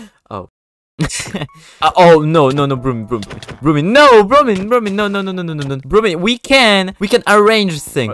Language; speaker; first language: English; non-native, fluent; French